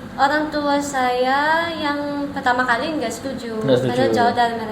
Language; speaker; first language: Indonesian; non-native, learner; Filipino